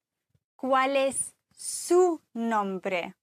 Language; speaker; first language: Spanish; non-native, fluent; German